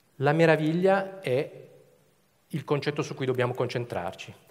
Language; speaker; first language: Italian; native; Italian